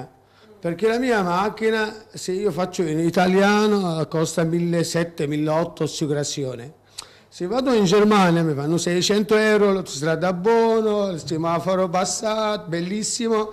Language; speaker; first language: Italian; non-native, learner; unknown